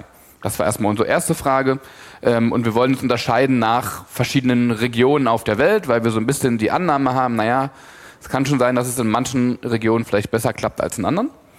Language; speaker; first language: German; native; German